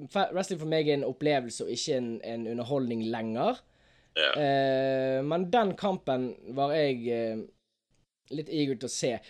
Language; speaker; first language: Norwegian; native; Norwegian